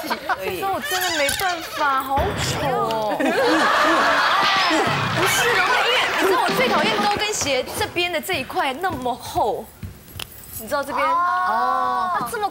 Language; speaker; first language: Chinese; native; Chinese